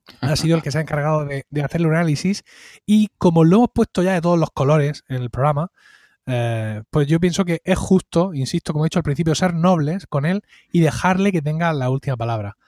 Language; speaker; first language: Spanish; native; Spanish